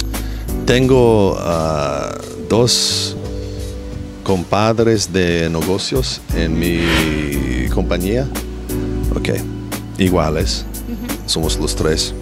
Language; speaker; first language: Spanish; non-native, learner; English